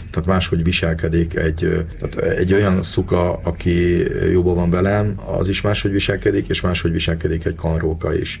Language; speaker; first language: Hungarian; native; Hungarian